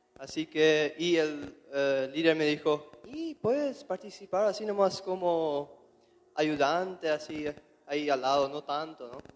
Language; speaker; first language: Spanish; non-native, local second language; German